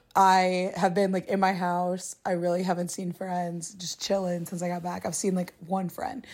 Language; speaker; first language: English; native; English